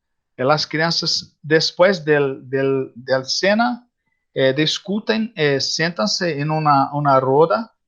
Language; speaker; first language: Spanish; non-native, learner; Portuguese